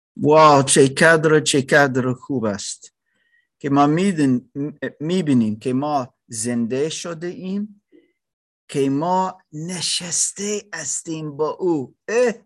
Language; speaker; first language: Persian; non-native, learner; German